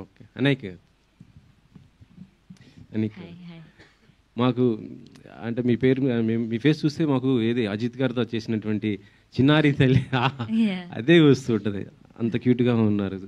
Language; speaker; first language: Telugu; native; Telugu